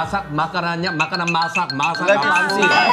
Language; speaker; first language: Indonesian; non-native, fluent; Korean